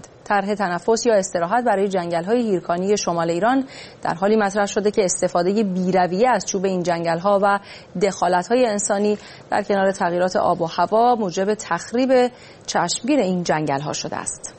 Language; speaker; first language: Persian; native; Persian